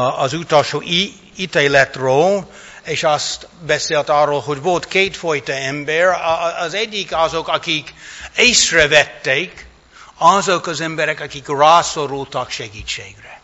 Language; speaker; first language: Hungarian; non-native, fluent; English